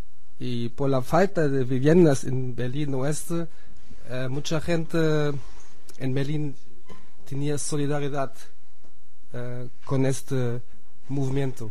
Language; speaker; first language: Spanish; non-native, fluent; German